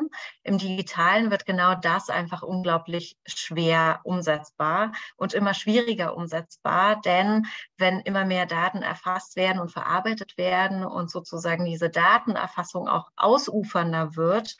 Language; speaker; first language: German; native; German